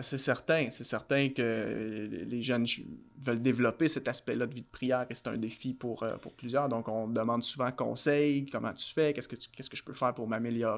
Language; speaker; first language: French; native; French